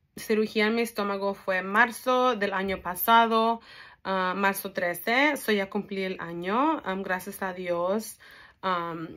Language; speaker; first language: Spanish; early bilingual, heritage; Spanish